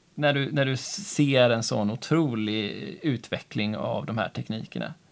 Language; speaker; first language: Swedish; native; Swedish